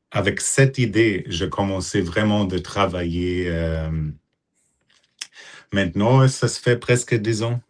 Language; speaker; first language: French; non-native, fluent; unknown